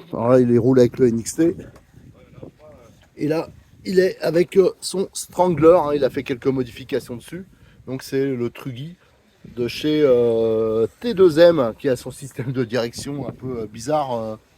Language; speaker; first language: French; native; French